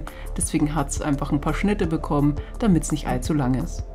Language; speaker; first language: German; native; German